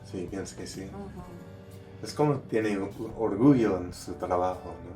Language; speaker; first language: Spanish; non-native, learner; English